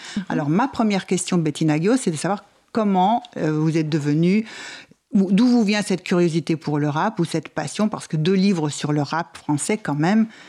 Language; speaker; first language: French; native; French